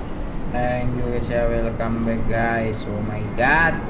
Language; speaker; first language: English; non-native, local second language; Indonesian